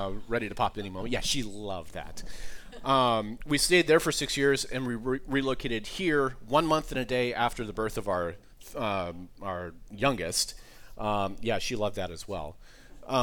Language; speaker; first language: English; native; English